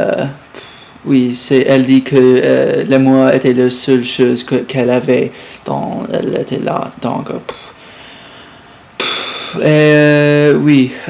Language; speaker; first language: French; non-native, learner; English